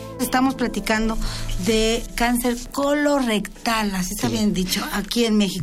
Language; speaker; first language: Spanish; native; Spanish